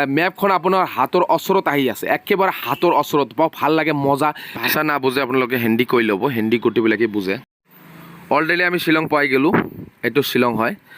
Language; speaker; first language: Assamese; non-native, local second language; Bangla